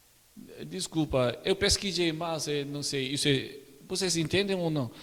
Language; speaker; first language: Portuguese; non-native, learner; Korean